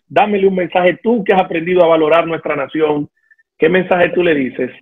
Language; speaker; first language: Spanish; native; Spanish